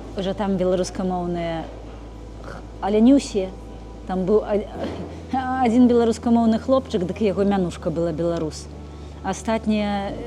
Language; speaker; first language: Belarusian; non-native, local second language; Russian